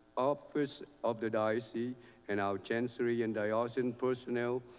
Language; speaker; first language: English; non-native, fluent; Vietnamese